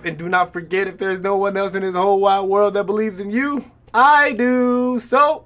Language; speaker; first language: English; native; English